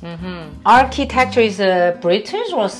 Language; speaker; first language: English; non-native, learner; Chinese